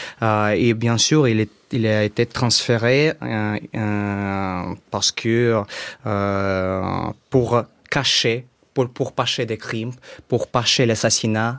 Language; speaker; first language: French; non-native, fluent; Russian